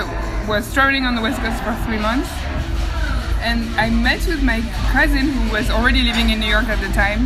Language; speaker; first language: English; non-native, fluent; French